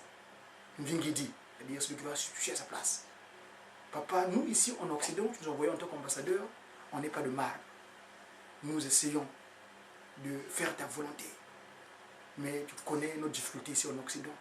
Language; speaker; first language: French; non-native, local second language; Kongo